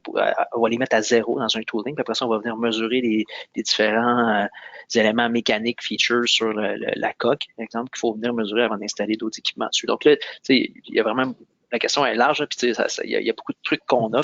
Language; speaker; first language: French; native; French